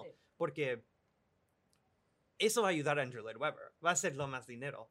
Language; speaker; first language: Spanish; early bilingual, other home language; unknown